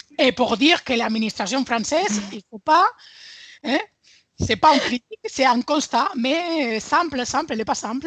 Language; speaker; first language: French; non-native, fluent; Spanish